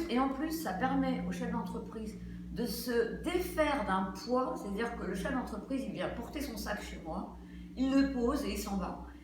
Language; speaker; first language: French; native; French